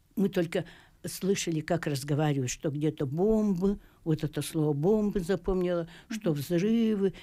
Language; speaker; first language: Russian; native; Russian